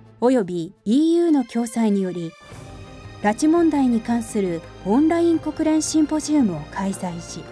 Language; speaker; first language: Japanese; native; Japanese